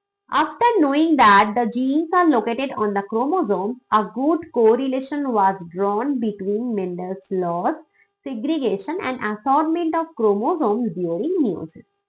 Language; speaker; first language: English; non-native, local second language; Bangla